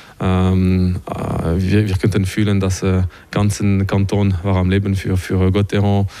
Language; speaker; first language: German; non-native, local second language; French